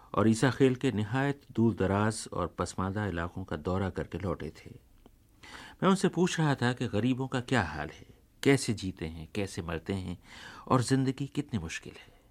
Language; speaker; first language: Urdu; native; Urdu